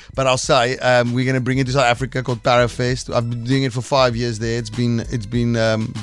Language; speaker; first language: English; non-native, local second language; Afrikaans